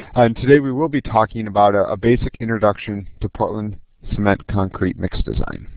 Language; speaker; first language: English; native; English